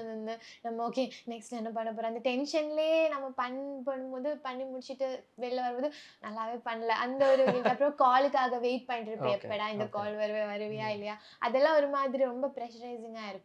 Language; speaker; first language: Tamil; non-native, local second language; Malayalam